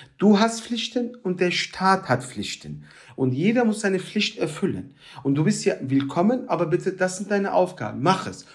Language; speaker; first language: German; early bilingual, other home language; Turkish